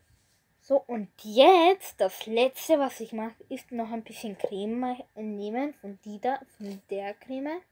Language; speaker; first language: German; non-native, learner; Bulgarian